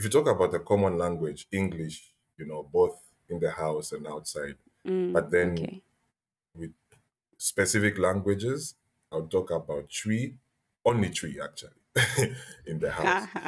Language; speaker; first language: English; native; English